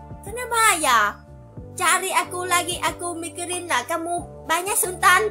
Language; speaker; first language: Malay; non-native, learner; Vietnamese